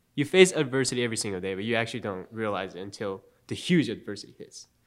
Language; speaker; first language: English; non-native, fluent; Japanese